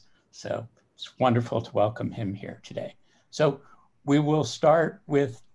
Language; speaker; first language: English; native; English